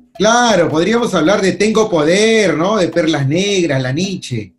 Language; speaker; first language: Spanish; native; Spanish